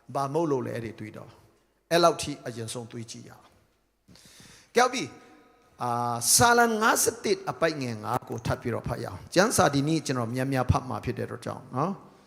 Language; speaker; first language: Burmese; non-native, local second language; Tedim Chin